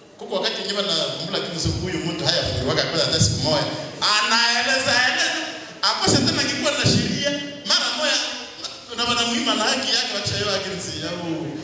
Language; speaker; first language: Swahili; non-native, local second language; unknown